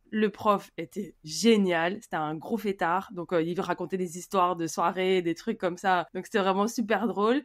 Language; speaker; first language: French; native; French